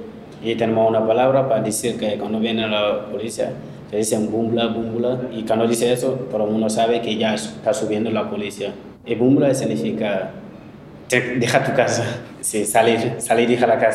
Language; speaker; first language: Spanish; non-native, learner; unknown